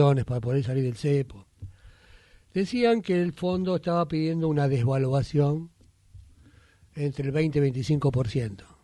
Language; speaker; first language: Spanish; native; Spanish